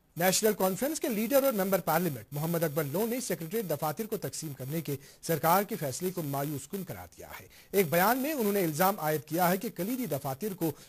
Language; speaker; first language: Urdu; non-native, local second language; Kashmiri